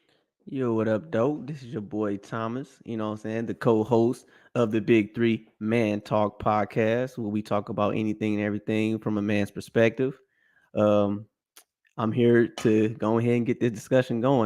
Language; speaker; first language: English; native; English